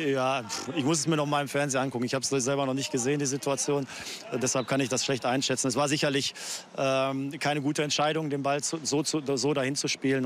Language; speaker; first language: German; native; German